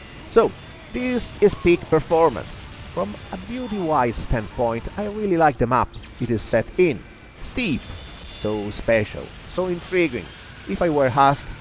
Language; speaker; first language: English; non-native, fluent; Italian